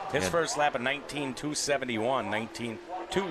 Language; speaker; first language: English; native; English